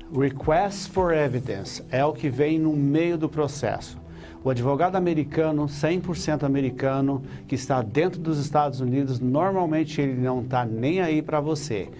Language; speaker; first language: Portuguese; early bilingual, heritage; Portuguese